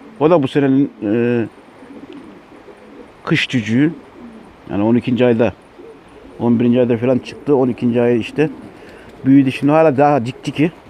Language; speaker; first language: Turkish; native; Turkish